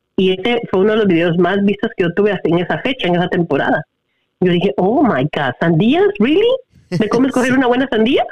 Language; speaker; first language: Spanish; native; Spanish